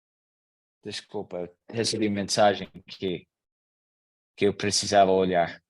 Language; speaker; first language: Portuguese; non-native, learner; English